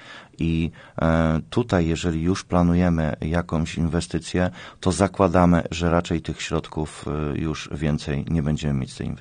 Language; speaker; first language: Polish; native; Polish